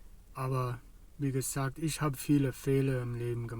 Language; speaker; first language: German; non-native, fluent; English